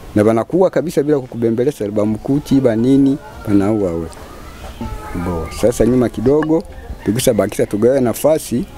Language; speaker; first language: Swahili; non-native, local second language; Kinyarwanda